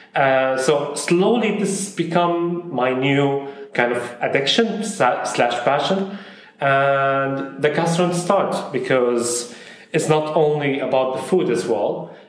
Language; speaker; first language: English; non-native, fluent; Arabic